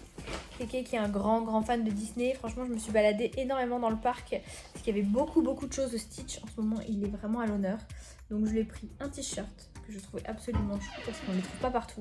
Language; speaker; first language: French; native; French